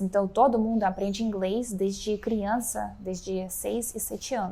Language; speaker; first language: Portuguese; non-native, fluent; Russian